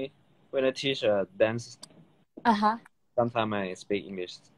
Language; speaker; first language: English; non-native, learner; Thai